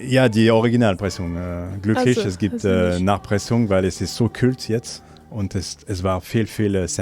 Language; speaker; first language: German; non-native, learner; French